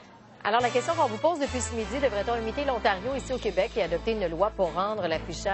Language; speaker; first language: French; native; French